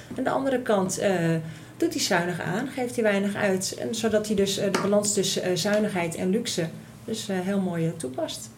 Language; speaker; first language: Dutch; native; Dutch